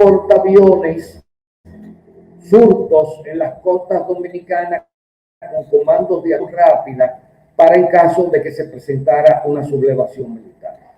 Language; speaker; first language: Spanish; native; Spanish